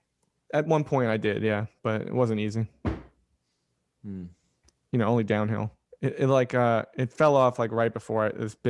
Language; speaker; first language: English; native; English